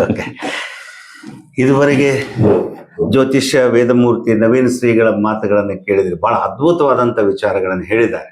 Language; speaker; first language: Kannada; native; Kannada